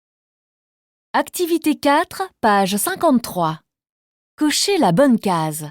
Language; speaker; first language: French; native; French